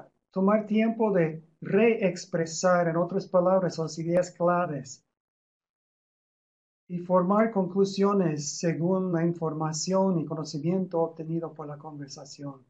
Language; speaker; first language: Spanish; non-native, fluent; English